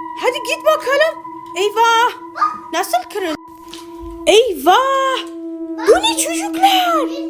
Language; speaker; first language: Turkish; non-native, fluent; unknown